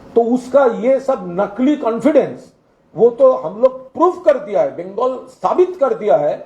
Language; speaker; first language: Hindi; non-native, local second language; Bangla